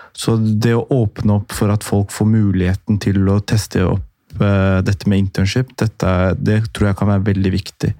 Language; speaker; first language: Norwegian; early bilingual, other home language; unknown